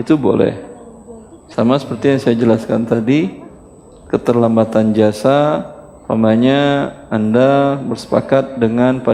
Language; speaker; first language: Indonesian; native; Indonesian